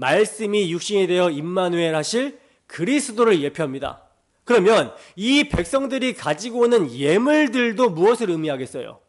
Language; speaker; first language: Korean; native; Korean